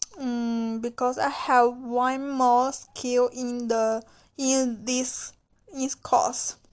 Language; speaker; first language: English; non-native, learner; Chinese